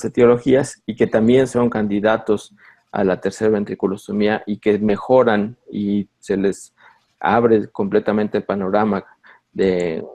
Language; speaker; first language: Spanish; native; Spanish